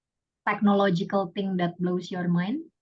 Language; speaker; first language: English; non-native, fluent; Indonesian